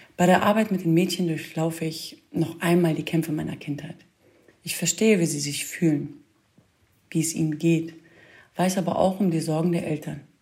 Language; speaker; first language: German; early bilingual, other home language; Kurdish